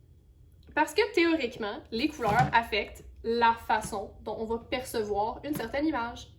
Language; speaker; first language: French; native; French